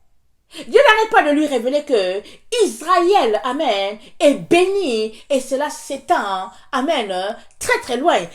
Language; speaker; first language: French; native; French